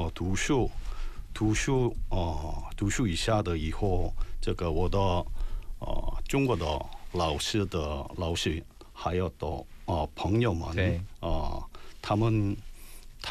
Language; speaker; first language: Chinese; non-native, learner; Korean